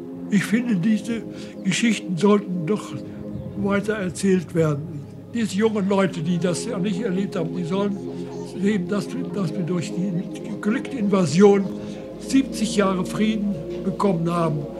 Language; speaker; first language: German; native; German